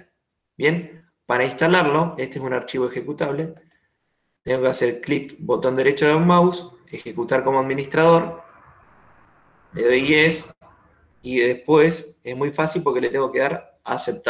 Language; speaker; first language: Spanish; native; Spanish